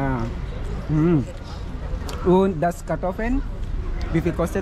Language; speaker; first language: German; non-native, learner; Filipino